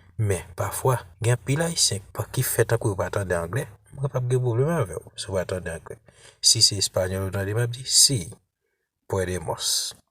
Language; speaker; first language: Haitian Creole; native; Haitian Creole